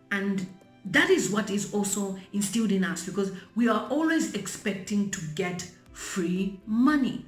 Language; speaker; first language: English; non-native, local second language; Bemba